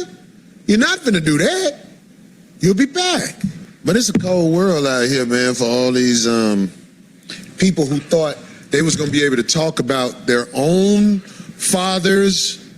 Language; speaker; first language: English; native; English